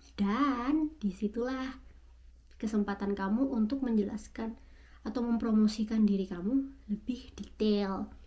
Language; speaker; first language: Indonesian; native; Indonesian